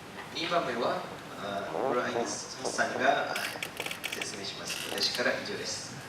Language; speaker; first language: Japanese; non-native, learner; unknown